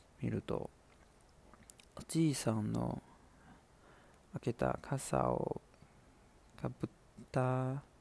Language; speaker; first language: Japanese; non-native, learner; Chinese